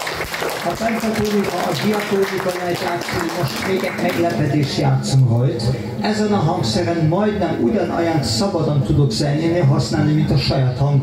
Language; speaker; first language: Hungarian; non-native, fluent; German